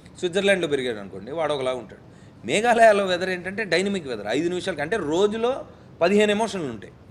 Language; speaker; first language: Telugu; native; Telugu